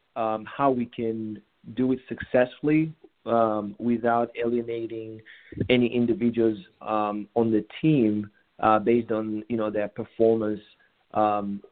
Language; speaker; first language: English; non-native, local second language; Bemba